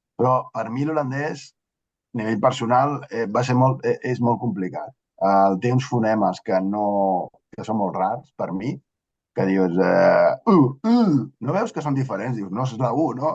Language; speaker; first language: Catalan; native; Catalan